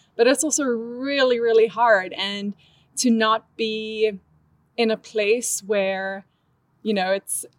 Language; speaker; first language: English; native; English